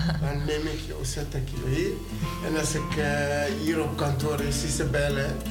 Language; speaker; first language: Dutch; non-native, fluent; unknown